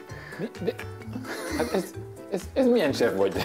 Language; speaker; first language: Hungarian; non-native, learner; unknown